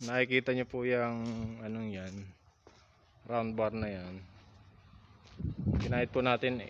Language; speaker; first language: Filipino; native; Filipino